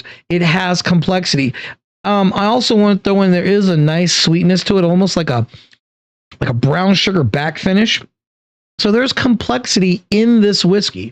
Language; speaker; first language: English; native; English